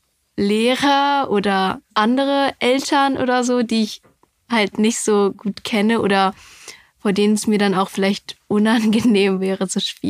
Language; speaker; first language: German; native; German